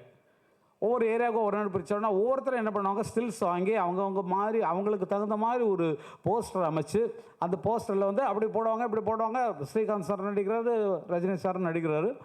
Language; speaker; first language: Tamil; native; Tamil